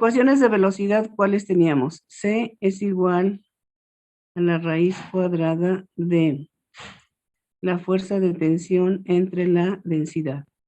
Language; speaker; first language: Spanish; native; Spanish